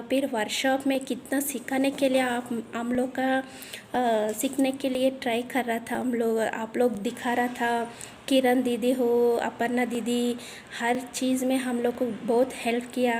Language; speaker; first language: Hindi; non-native, local second language; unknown